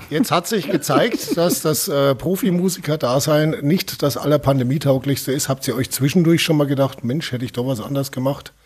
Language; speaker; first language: German; native; German